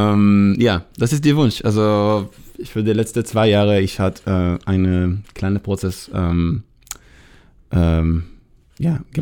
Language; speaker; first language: German; non-native, fluent; Hebrew